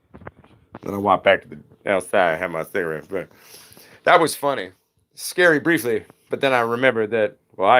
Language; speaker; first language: English; native; English